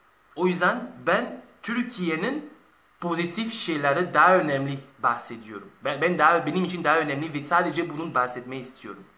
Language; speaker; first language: Turkish; non-native, learner; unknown